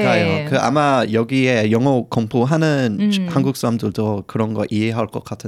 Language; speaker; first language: Korean; non-native, fluent; English